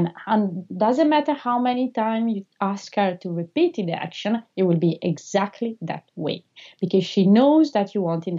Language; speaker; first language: English; non-native, fluent; Italian